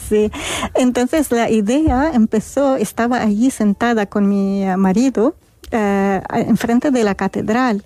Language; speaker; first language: Spanish; non-native, fluent; Arabic